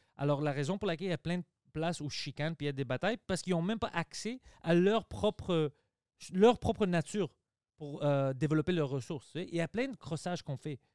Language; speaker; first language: French; early bilingual, other home language; Greek